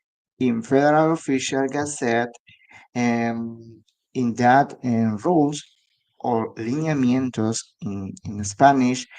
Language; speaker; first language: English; non-native, learner; Spanish